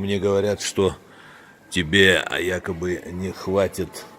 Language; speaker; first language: Russian; native; Russian